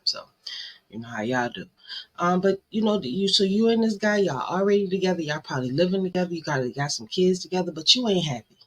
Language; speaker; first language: English; native; English